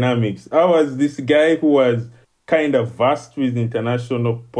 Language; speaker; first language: English; non-native, local second language; Ganda